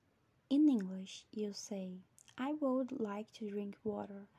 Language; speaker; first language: English; non-native, fluent; Portuguese